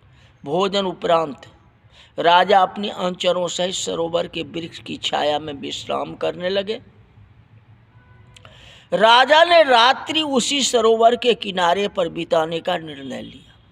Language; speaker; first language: Hindi; native; Hindi